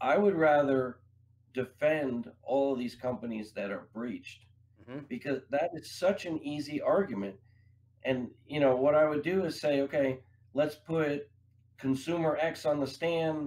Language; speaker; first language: English; native; English